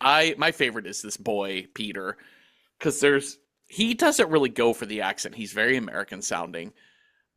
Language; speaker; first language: English; native; English